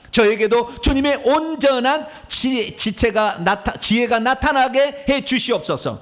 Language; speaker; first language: Korean; native; Korean